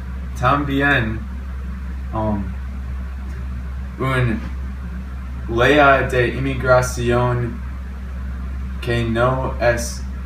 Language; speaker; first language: Spanish; non-native, learner; English